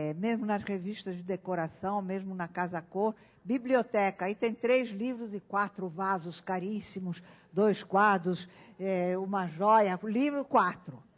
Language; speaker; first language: Portuguese; early bilingual, other home language; Italian